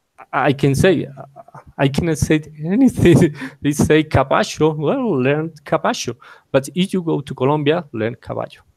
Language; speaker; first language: English; non-native, learner; Spanish